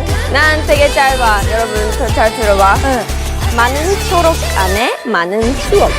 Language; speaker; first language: Korean; non-native, fluent; Japanese